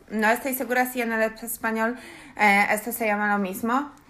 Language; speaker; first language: Spanish; non-native, learner; Polish